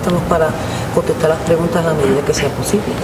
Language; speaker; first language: Spanish; native; Spanish